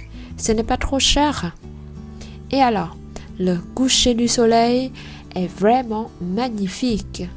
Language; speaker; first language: French; non-native, learner; Vietnamese